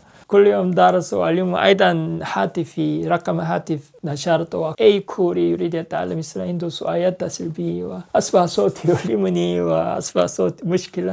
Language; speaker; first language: Arabic; non-native, learner; Korean